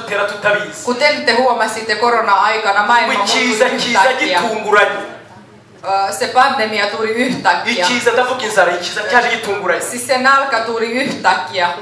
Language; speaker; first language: Finnish; non-native, fluent; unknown